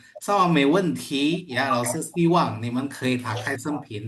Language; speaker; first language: Chinese; non-native, fluent; Indonesian